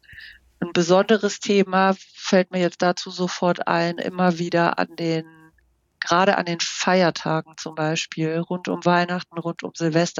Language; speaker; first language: German; native; German